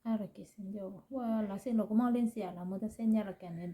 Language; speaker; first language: Finnish; non-native, learner; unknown